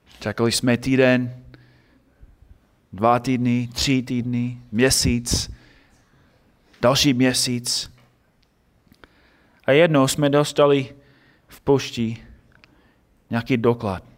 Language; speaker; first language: Czech; non-native, fluent; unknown